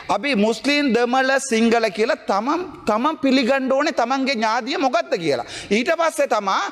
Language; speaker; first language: Sinhala; non-native, local second language; Tamil